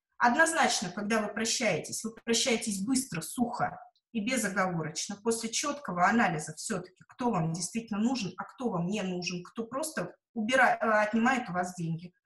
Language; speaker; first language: Russian; native; Russian